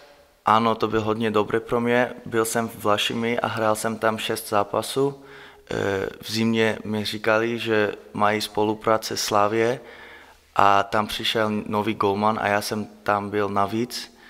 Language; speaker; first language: Czech; non-native, learner; Dutch